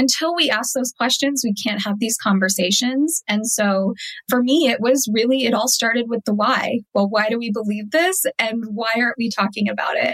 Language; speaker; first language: English; early bilingual, other home language; Telugu